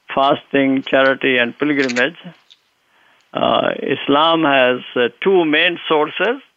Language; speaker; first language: English; non-native, local second language; Urdu